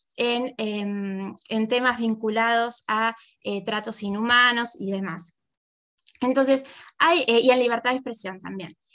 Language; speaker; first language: Spanish; native; Spanish